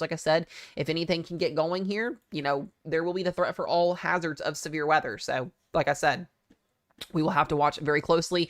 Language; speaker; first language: English; native; English